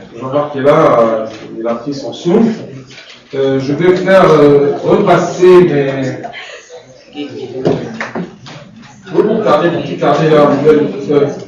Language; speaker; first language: French; non-native, fluent; Arabic